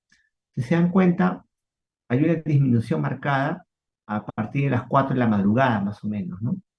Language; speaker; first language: Spanish; native; Spanish